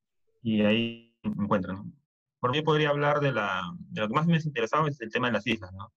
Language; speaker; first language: Spanish; native; Spanish